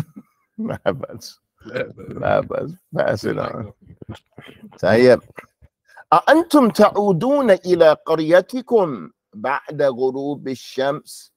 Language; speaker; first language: Arabic; non-native, fluent; English